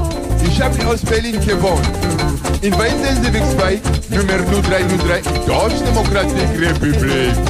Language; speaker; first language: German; non-native, learner; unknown